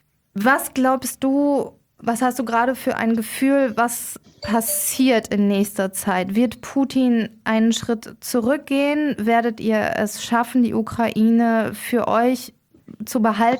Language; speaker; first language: German; native; German